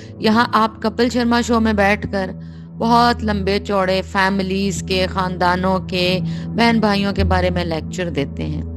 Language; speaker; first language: Urdu; native; Urdu